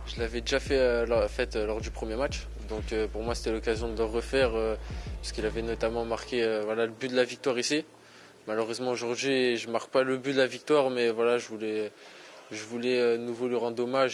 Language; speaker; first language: French; native; French